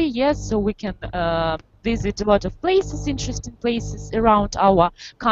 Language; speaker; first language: English; non-native, fluent; Russian